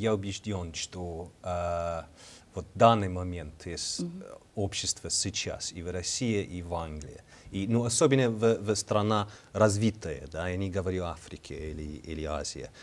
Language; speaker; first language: Russian; non-native, learner; English